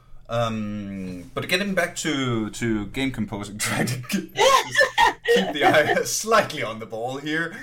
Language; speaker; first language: English; non-native, fluent; Danish